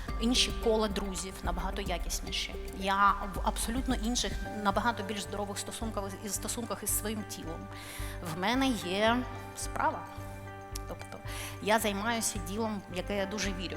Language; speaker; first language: Ukrainian; native; Ukrainian